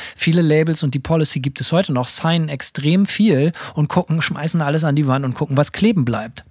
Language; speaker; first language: German; native; German